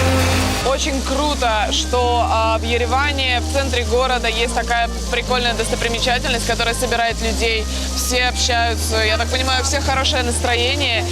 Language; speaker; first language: Russian; native; Russian